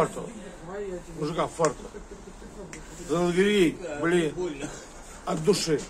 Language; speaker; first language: Russian; native; Russian